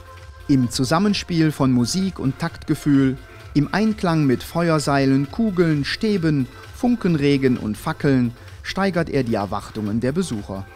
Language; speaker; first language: German; native; German